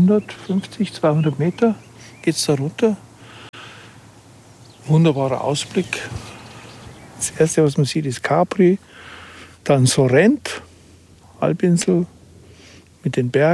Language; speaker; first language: German; native; German